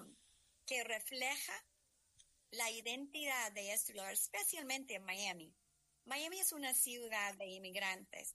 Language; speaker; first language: Spanish; non-native, fluent; English